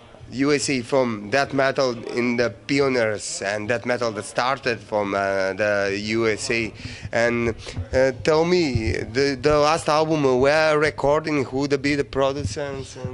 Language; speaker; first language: English; non-native, learner; Macedonian